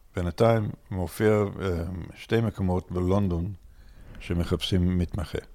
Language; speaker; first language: Hebrew; non-native, fluent; English